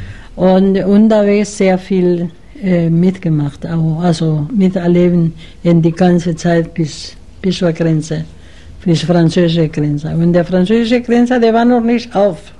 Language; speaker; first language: German; non-native, fluent; Spanish